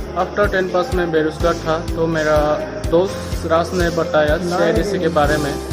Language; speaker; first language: Hindi; non-native, local second language; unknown